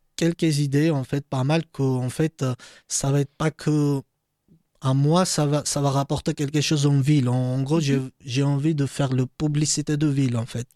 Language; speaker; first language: French; non-native, fluent; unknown